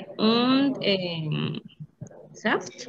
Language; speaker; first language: German; non-native, learner; Spanish